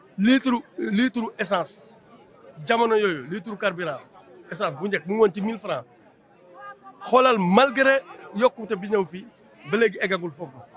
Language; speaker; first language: Wolof; non-native, local second language; Serer